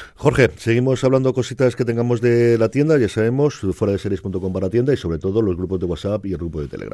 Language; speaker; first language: Spanish; native; Spanish